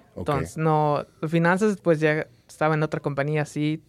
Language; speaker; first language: Spanish; early bilingual, heritage; Spanish